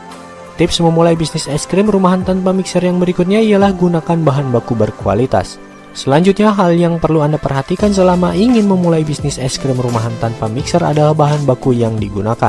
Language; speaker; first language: Indonesian; native; Indonesian